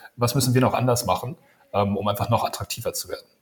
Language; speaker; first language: German; native; German